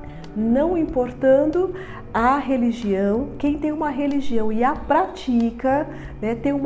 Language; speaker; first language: Portuguese; native; Portuguese